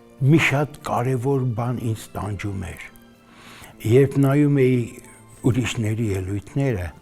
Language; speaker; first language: Armenian; native; Armenian